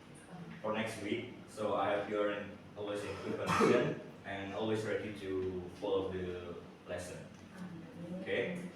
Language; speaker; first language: English; non-native, learner; Indonesian